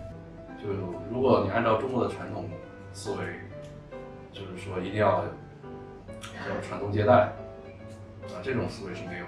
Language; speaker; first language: Chinese; native; Chinese